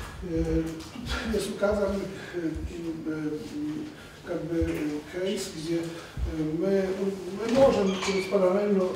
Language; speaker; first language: Polish; non-native, learner; Russian